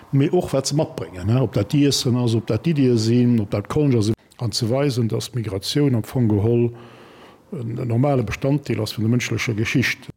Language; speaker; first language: Luxembourgish; early bilingual, other home language; Italian